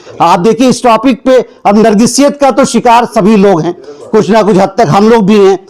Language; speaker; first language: Urdu; native; Urdu